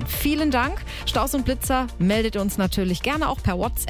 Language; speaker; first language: German; native; German